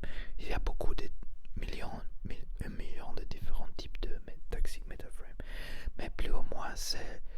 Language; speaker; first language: French; non-native, learner; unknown